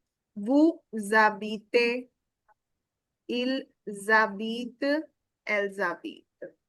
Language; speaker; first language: French; non-native, fluent; Hindi